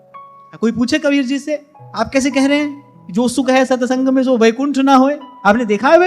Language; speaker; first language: Hindi; native; Hindi